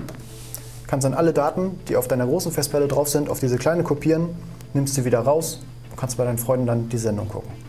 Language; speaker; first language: German; native; German